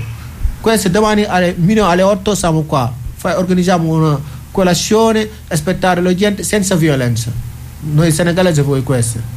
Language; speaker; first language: Italian; non-native, learner; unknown